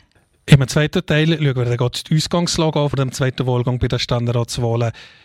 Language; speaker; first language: German; native; German